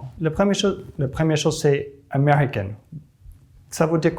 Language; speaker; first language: French; non-native, learner; English